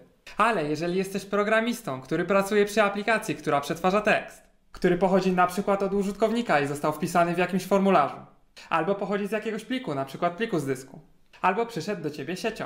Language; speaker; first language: Polish; native; Polish